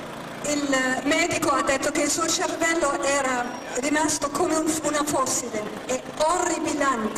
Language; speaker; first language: Italian; non-native, fluent; German